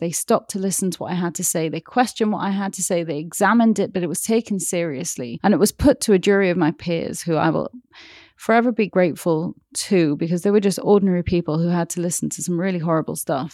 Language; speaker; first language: English; native; English